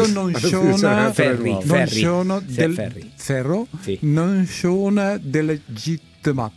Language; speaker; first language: Italian; non-native, learner; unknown